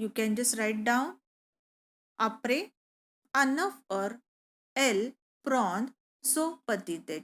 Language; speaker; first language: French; non-native, learner; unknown